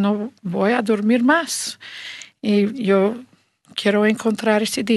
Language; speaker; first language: Spanish; non-native, learner; English